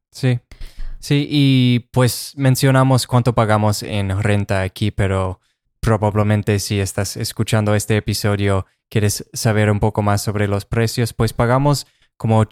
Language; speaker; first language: Spanish; non-native, fluent; English